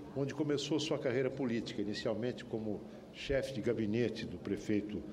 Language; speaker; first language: Portuguese; native; Portuguese